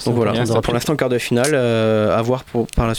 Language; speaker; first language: French; native; French